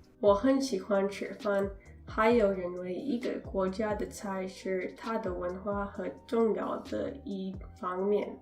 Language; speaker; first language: Chinese; non-native, learner; English